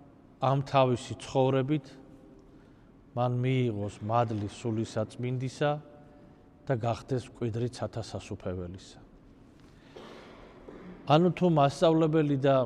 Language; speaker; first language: Georgian; native; Georgian